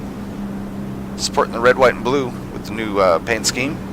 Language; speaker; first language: English; native; English